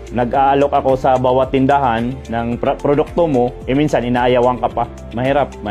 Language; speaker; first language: Filipino; non-native, local second language; Cebuano